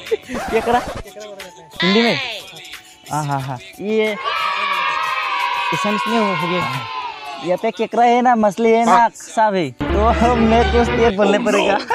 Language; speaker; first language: Hindi; non-native, local second language; Bodo